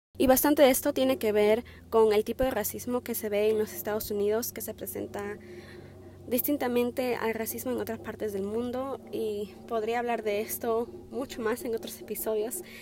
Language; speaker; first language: Spanish; early bilingual, heritage; Spanish